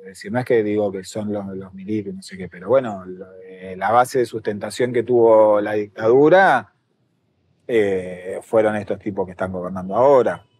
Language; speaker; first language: Spanish; native; Spanish